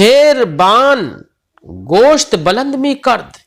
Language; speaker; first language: Persian; non-native, fluent; Urdu